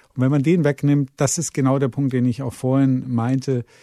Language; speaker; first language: German; native; German